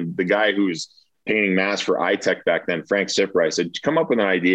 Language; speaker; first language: English; native; English